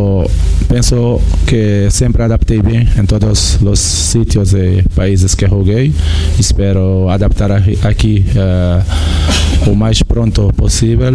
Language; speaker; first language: Spanish; non-native, fluent; Portuguese